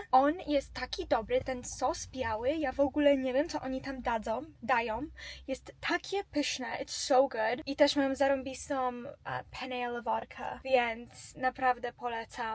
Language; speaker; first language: Polish; early bilingual, heritage; Polish